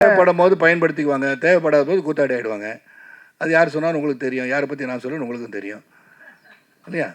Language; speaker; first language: Tamil; native; Tamil